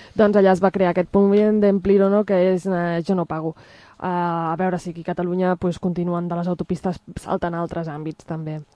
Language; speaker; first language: Catalan; non-native, local second language; Spanish